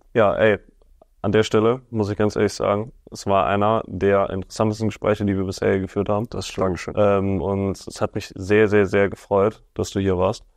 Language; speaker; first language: German; native; German